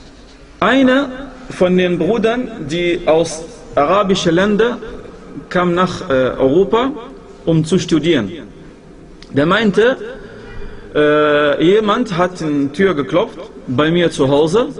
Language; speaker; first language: German; non-native, fluent; Arabic